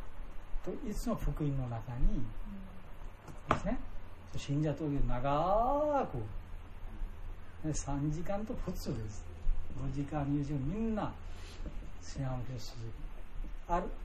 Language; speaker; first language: Japanese; non-native, learner; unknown